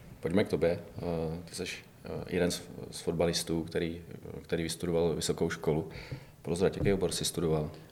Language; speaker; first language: Czech; native; Czech